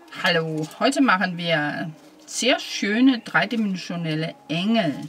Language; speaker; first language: German; non-native, fluent; Danish